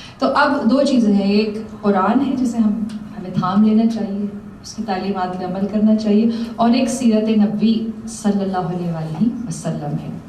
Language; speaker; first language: Urdu; native; Urdu